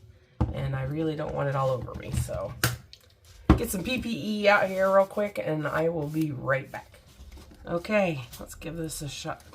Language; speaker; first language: English; native; English